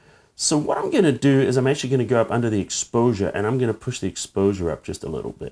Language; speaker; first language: English; native; English